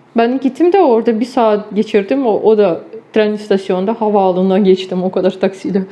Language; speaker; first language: Turkish; non-native, fluent; Ukrainian